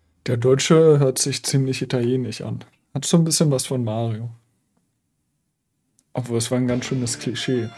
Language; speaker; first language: German; native; German